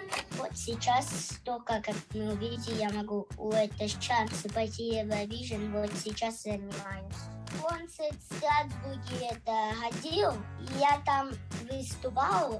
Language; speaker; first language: Russian; non-native, local second language; Kazakh